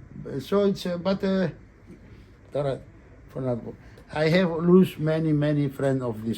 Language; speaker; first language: English; non-native, learner; Greek